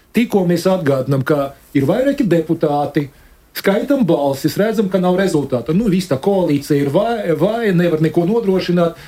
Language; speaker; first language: Latvian; non-native, local second language; Russian